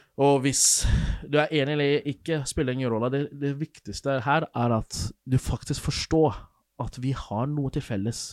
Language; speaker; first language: Norwegian; non-native, fluent; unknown